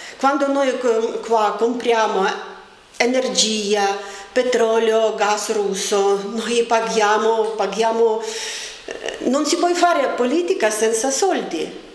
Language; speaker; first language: Italian; non-native, fluent; Ukrainian